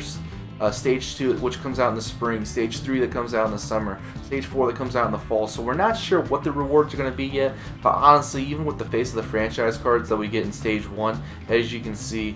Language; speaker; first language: English; native; English